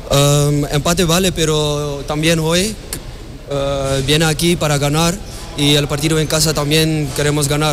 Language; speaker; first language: Spanish; non-native, learner; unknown